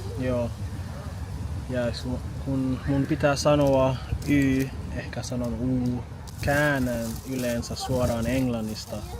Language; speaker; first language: Finnish; non-native, fluent; English